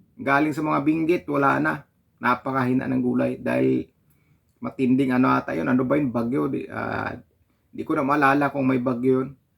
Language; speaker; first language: Filipino; non-native, local second language; Cebuano